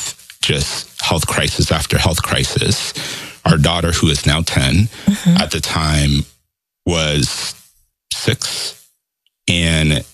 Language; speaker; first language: English; non-native, fluent; Spanish